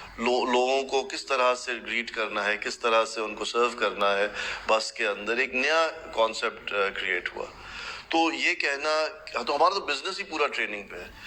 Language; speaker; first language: Urdu; native; Urdu